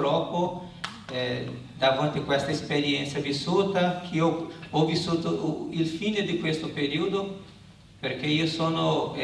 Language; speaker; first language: Italian; non-native, learner; Portuguese